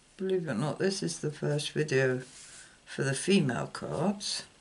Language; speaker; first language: English; native; English